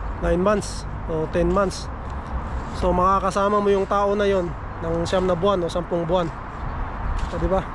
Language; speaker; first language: Filipino; non-native, local second language; Cebuano